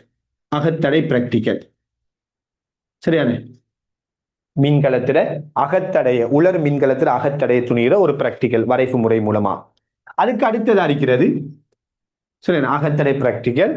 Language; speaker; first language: Tamil; native; Tamil